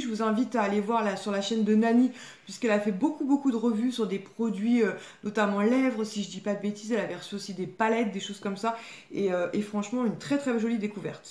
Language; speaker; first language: French; native; French